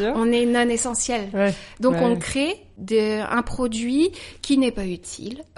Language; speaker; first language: French; native; French